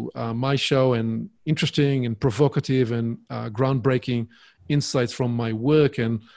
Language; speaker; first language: English; non-native, fluent; Hebrew